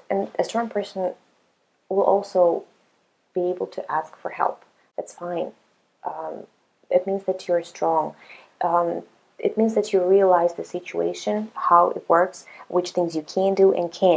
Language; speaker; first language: English; non-native, fluent; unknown